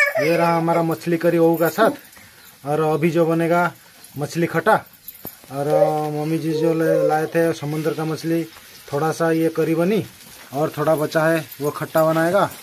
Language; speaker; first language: Hindi; non-native, local second language; Odia